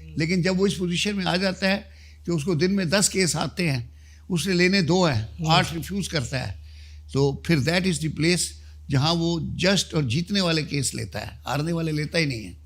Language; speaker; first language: Urdu; native; Urdu